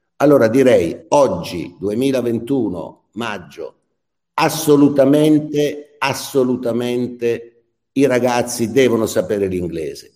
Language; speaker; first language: Italian; native; Italian